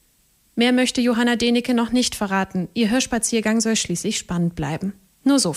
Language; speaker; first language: German; native; German